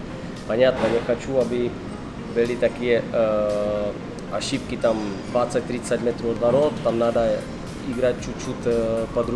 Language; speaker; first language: Russian; non-native, learner; Czech